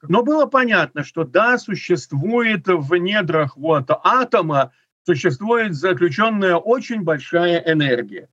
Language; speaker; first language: Russian; native; Russian